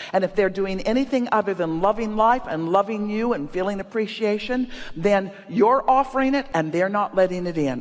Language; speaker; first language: English; native; English